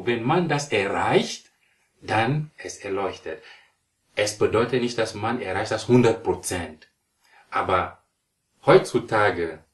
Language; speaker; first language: German; non-native, fluent; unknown